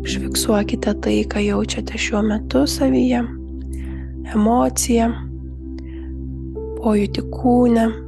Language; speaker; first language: Lithuanian; native; Lithuanian